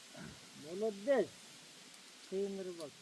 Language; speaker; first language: Russian; non-native, local second language; Kyrgyz